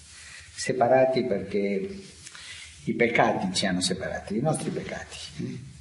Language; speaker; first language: Italian; non-native, fluent; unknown